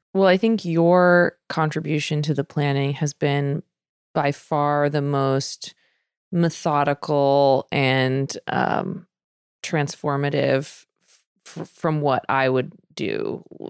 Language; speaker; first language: English; native; English